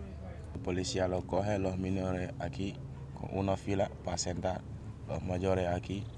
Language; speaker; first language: Spanish; non-native, learner; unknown